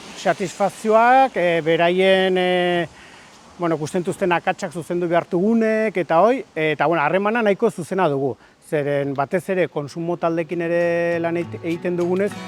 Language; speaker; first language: Basque; native; Basque